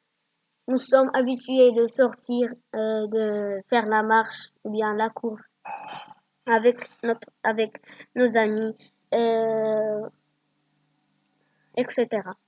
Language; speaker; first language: French; non-native, learner; Arabic